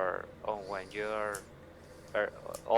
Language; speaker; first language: English; non-native, learner; Spanish